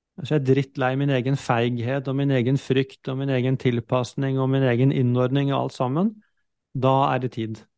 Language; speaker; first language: Norwegian; native; Norwegian